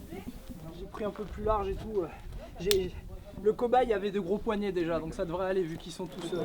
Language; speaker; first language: French; native; French